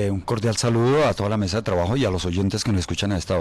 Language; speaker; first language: Spanish; native; Spanish